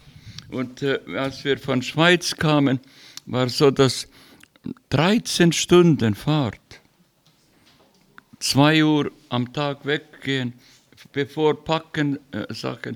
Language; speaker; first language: German; non-native, learner; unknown